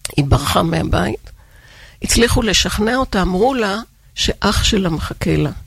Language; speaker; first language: Hebrew; early bilingual, other home language; Yiddish